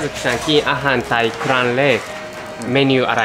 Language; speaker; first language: Thai; non-native, learner; Japanese